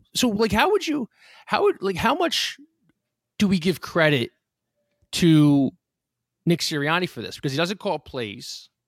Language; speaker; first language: English; native; English